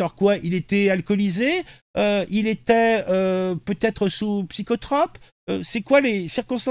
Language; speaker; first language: French; native; French